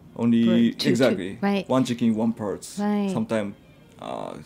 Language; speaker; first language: English; non-native, fluent; Japanese